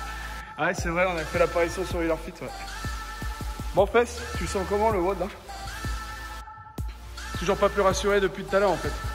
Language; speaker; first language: French; native; French